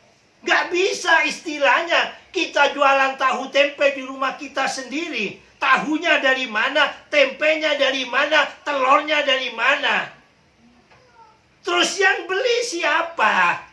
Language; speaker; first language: Indonesian; native; Indonesian